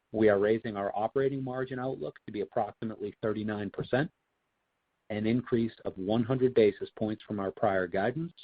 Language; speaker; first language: English; native; English